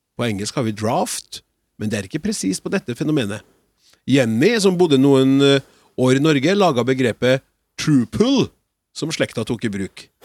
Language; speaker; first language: Norwegian; native; Norwegian